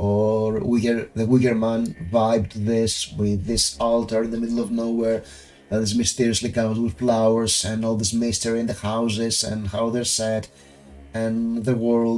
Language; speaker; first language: English; non-native, fluent; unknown